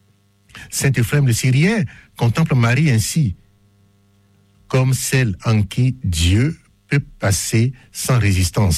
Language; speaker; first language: French; native; French